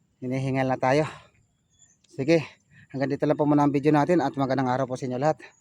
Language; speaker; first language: Filipino; non-native, local second language; Cebuano